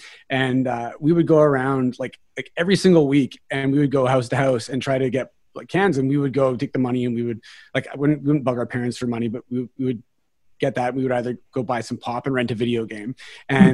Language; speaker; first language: English; native; English